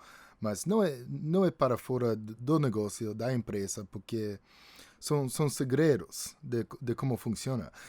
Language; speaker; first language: Portuguese; non-native, fluent; English